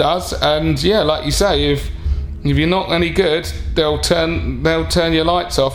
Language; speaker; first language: English; native; English